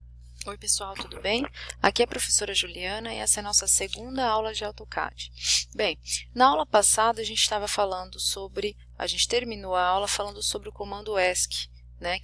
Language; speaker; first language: Portuguese; native; Portuguese